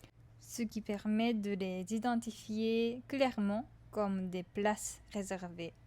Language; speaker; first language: French; non-native, fluent; Japanese